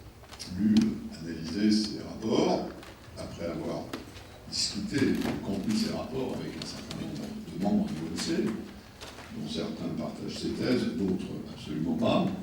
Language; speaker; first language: French; native; French